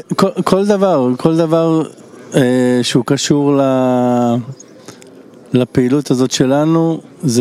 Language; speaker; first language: Hebrew; non-native, fluent; Spanish